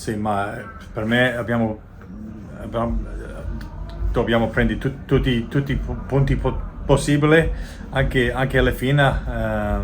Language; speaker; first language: Italian; non-native, learner; English